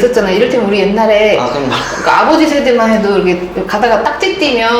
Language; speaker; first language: Korean; native; Korean